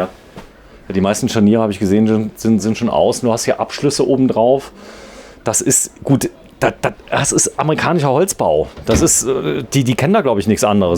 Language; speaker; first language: German; native; German